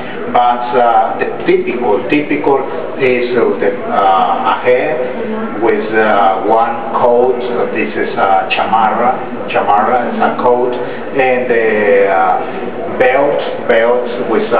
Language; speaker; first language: English; non-native, learner; Spanish